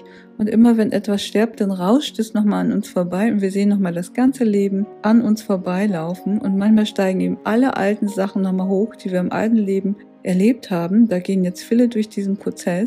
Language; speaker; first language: German; native; German